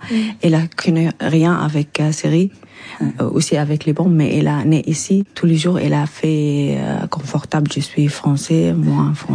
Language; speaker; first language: French; non-native, learner; Arabic